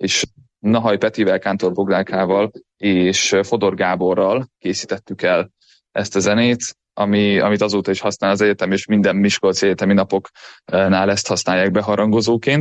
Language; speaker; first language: Hungarian; native; Hungarian